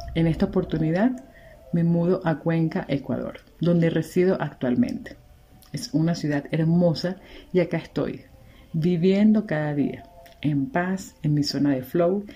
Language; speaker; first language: Spanish; native; Spanish